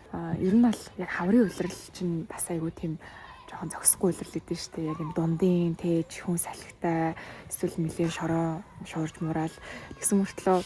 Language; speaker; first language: Mongolian; native; Mongolian